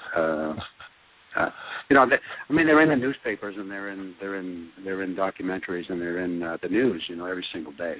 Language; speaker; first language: English; early bilingual, other home language; French